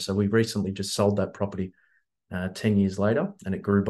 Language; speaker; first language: English; native; English